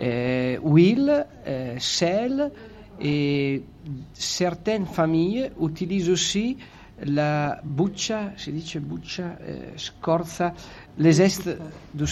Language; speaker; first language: French; non-native, fluent; Italian